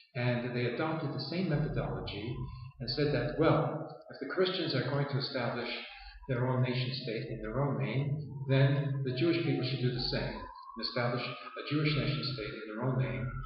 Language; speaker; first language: English; non-native, local second language; Yiddish